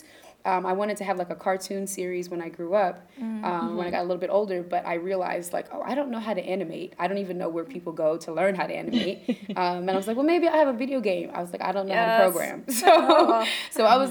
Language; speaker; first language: English; native; English